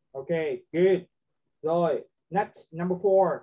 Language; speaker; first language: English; non-native, fluent; Vietnamese